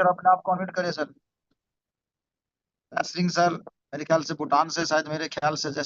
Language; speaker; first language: Hindi; native; Hindi